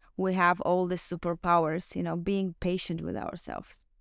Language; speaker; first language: English; non-native, fluent; Ukrainian